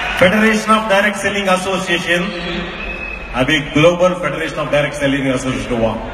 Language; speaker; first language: Hindi; non-native, local second language; Telugu